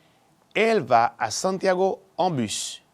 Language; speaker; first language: French; non-native, fluent; Spanish